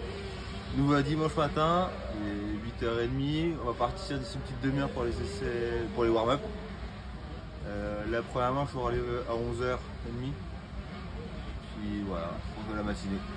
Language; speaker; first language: French; native; French